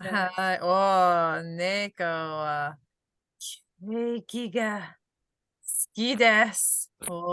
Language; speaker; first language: Japanese; non-native, fluent; English